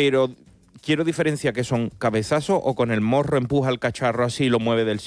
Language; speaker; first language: Spanish; native; Spanish